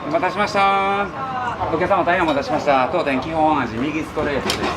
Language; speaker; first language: Japanese; native; Japanese